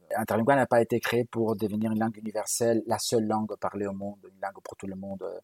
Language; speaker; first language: French; non-native, fluent; Galician